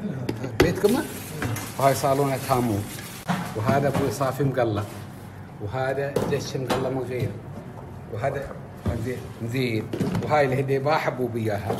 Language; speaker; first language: Arabic; native; Arabic